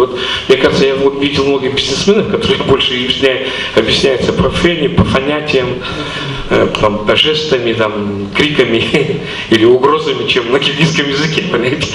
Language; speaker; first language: Russian; native; Russian